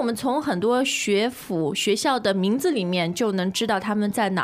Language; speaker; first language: Chinese; native; Chinese